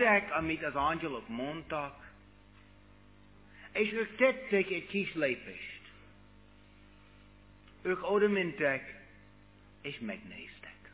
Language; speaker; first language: Hungarian; non-native, fluent; English